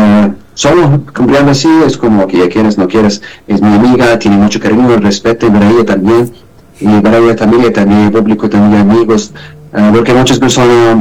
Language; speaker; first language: Spanish; non-native, learner; Arabic